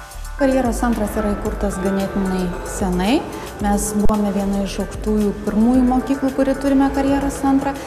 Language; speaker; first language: Lithuanian; native; Lithuanian